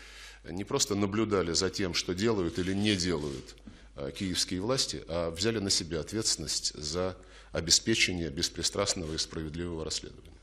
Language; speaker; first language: Russian; native; Russian